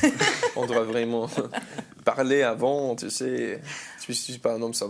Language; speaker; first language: French; non-native, learner; English